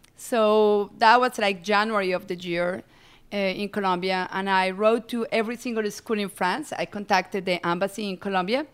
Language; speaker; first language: English; non-native, fluent; Spanish